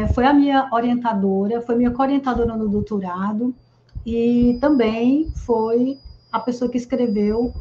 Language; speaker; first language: Portuguese; native; Portuguese